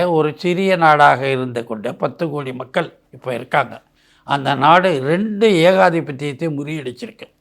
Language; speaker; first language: Tamil; native; Tamil